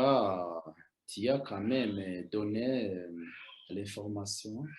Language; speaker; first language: French; non-native, local second language; Rundi